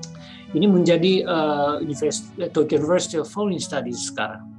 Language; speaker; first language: Indonesian; non-native, fluent; Japanese